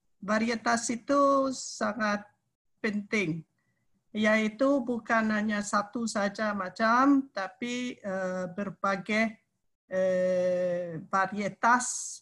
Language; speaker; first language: Indonesian; non-native, fluent; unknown